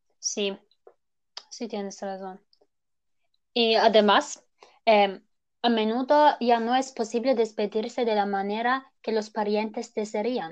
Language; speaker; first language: Spanish; non-native, learner; German